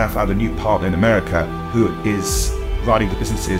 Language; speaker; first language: English; native; English